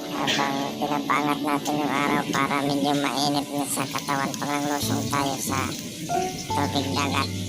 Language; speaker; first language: Filipino; non-native, local second language; Cebuano